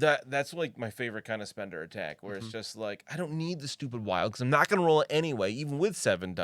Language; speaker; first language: English; native; English